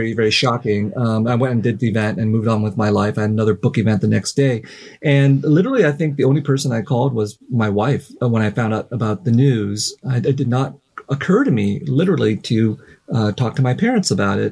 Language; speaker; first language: English; native; English